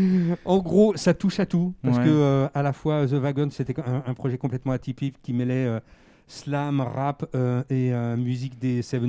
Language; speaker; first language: French; native; French